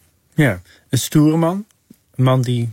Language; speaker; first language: Dutch; native; Dutch